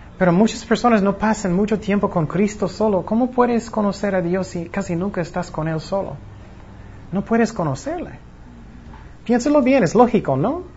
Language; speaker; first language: Spanish; non-native, fluent; English